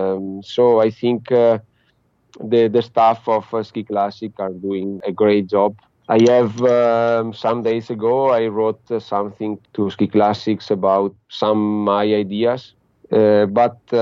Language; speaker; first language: English; non-native, fluent; Italian